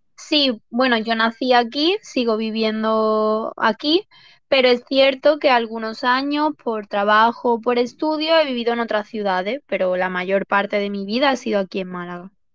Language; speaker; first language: Spanish; native; Spanish